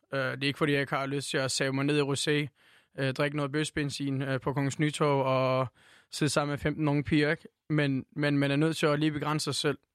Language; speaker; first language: Danish; early bilingual, other home language; Turkish